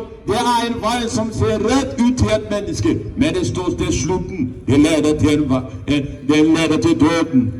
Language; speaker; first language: Norwegian; non-native, fluent; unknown